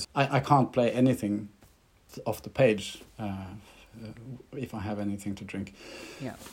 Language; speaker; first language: English; non-native, fluent; Norwegian